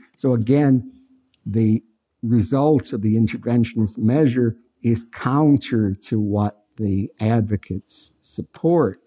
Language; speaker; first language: English; native; English